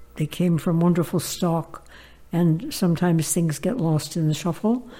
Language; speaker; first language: English; native; English